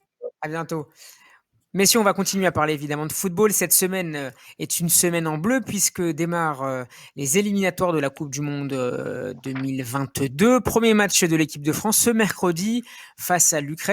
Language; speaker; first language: French; native; French